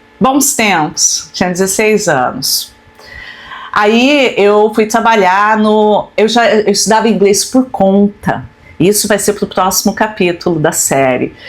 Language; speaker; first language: Portuguese; native; Portuguese